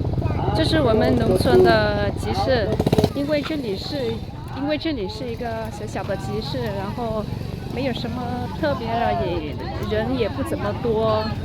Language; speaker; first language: Chinese; non-native, fluent; Vietnamese